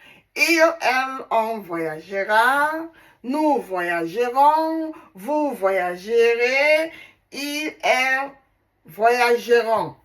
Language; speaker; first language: French; non-native, learner; Igbo